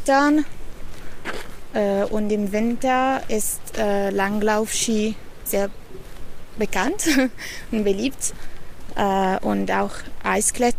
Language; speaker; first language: German; non-native, fluent; Italian